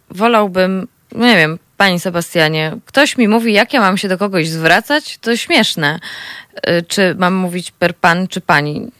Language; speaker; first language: Polish; native; Polish